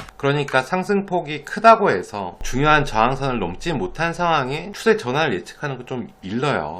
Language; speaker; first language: Korean; native; Korean